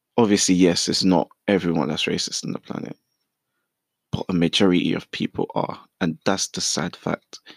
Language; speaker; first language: English; early bilingual, other home language; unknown